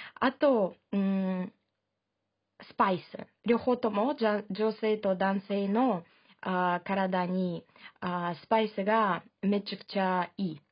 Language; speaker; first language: Japanese; non-native, fluent; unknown